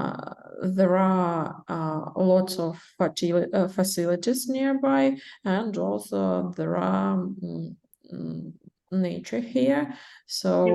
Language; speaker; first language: English; non-native, learner; Russian